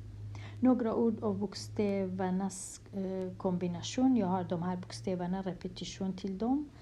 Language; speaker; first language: Swedish; non-native, fluent; Kurdish